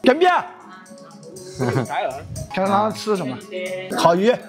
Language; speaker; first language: Chinese; native; Chinese